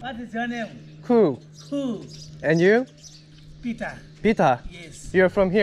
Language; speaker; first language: English; non-native, learner; Korean